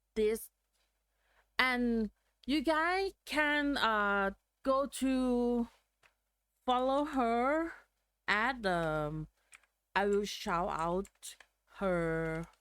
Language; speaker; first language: English; non-native, learner; Thai